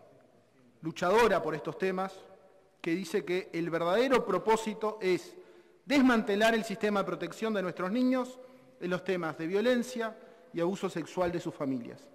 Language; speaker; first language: Spanish; native; Spanish